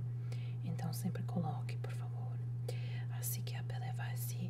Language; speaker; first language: Portuguese; non-native, fluent; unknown